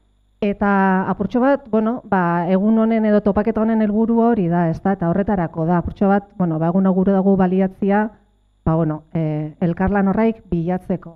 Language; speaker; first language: Basque; native; Basque